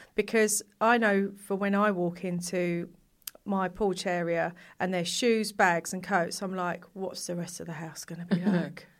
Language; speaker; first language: English; native; English